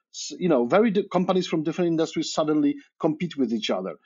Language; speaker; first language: English; non-native, fluent; Polish